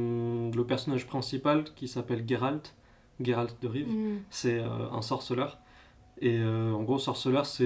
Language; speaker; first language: French; native; French